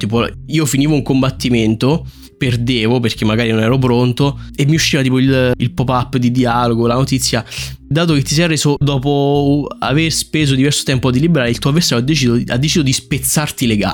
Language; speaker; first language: Italian; native; Italian